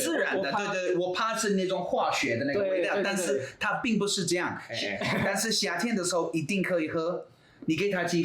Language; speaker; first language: Chinese; non-native, fluent; English